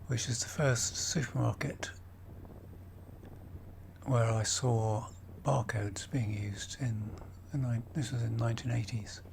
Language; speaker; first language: English; native; English